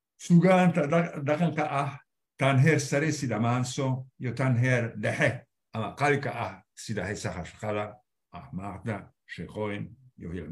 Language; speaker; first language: Somali; non-native, fluent; Italian